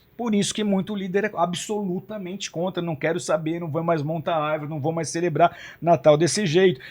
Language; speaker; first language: Portuguese; native; Portuguese